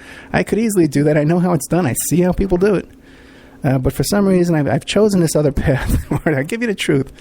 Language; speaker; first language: English; native; English